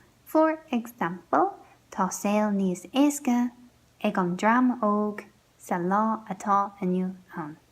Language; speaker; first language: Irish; non-native, local second language; English